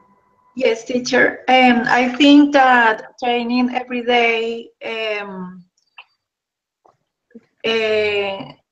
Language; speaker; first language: English; non-native, learner; Spanish